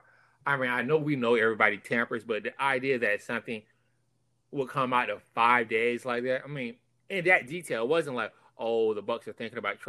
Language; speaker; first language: English; native; English